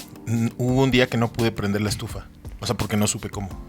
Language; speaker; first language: Spanish; native; Spanish